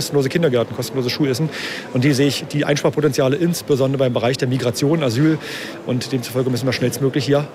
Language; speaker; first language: German; native; German